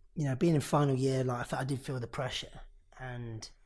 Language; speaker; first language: English; native; English